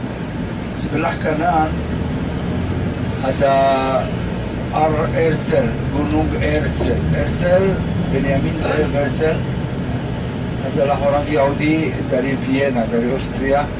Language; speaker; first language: Indonesian; non-native, learner; Hebrew